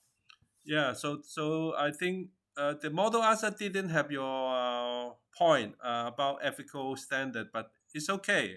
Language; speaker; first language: English; non-native, fluent; Chinese